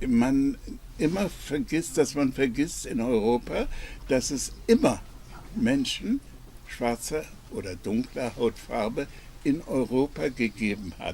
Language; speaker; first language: German; non-native, fluent; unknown